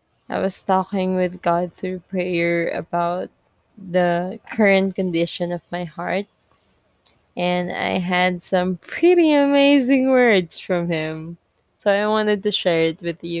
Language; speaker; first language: English; non-native, local second language; Filipino